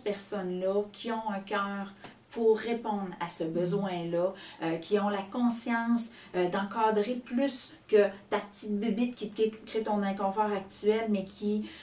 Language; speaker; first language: French; native; French